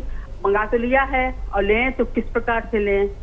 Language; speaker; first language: Hindi; native; Hindi